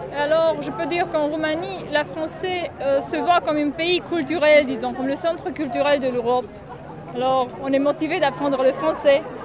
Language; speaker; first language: French; non-native, fluent; Romanian